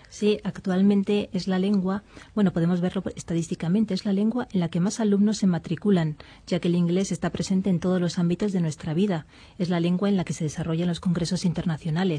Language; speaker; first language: Spanish; native; Spanish